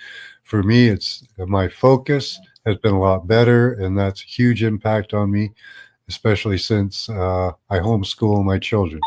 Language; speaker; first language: English; native; English